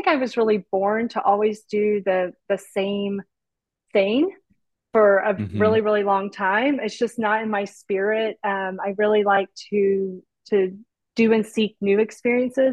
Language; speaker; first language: English; native; English